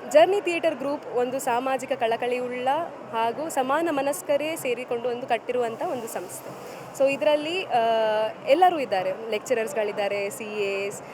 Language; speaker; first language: Kannada; native; Kannada